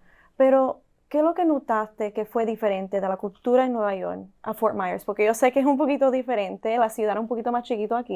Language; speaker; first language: Spanish; early bilingual, heritage; Spanish